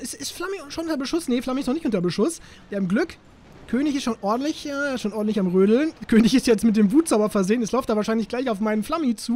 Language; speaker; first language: German; native; German